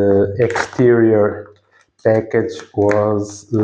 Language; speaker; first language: English; non-native, fluent; Portuguese